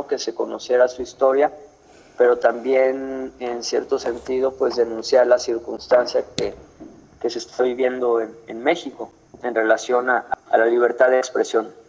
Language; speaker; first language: Spanish; native; Spanish